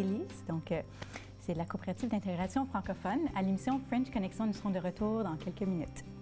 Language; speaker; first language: French; native; French